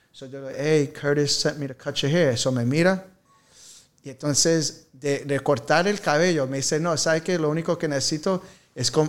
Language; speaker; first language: Spanish; early bilingual, heritage; Spanish